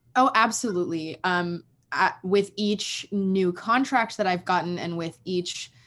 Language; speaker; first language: English; early bilingual, other home language; Spanish